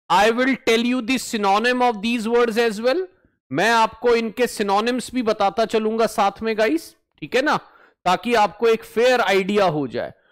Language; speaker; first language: Hindi; native; Hindi